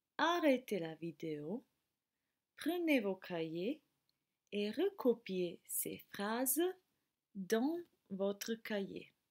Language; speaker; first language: French; non-native, fluent; Croatian